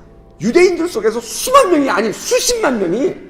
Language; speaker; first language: Korean; native; Korean